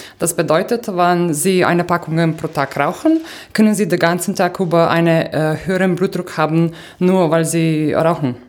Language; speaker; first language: German; non-native, fluent; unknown